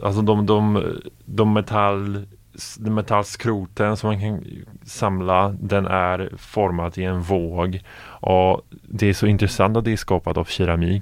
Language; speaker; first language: Swedish; non-native, fluent; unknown